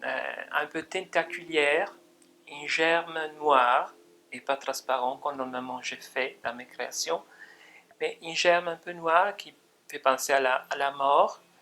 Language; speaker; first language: French; non-native, fluent; Italian